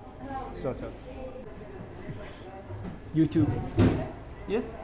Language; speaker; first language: English; non-native, fluent; Japanese